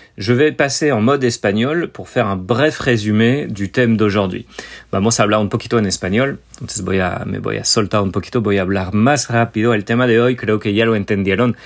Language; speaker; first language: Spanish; non-native, fluent; French